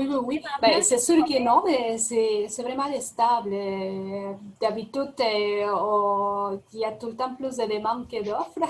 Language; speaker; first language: French; non-native, fluent; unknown